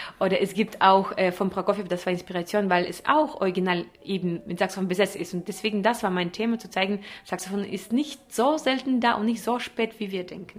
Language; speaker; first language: German; non-native, fluent; Russian